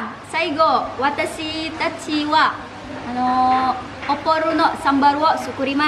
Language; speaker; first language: Japanese; non-native, learner; Indonesian